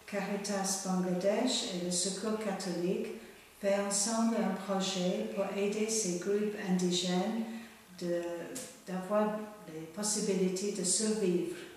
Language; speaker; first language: French; non-native, fluent; Bangla